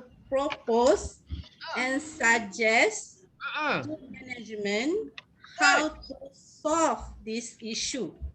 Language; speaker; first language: English; non-native, learner; Malay